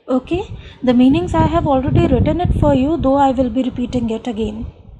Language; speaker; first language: English; non-native, local second language; Hindi